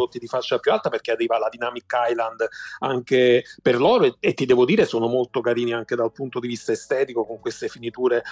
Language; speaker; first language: Italian; native; Italian